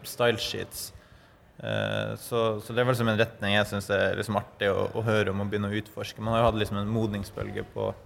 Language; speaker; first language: Norwegian; native; Norwegian